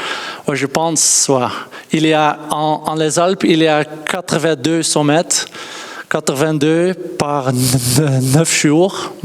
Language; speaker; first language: French; non-native, learner; Dutch